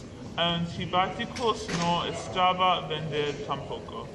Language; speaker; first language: Spanish; non-native, learner; English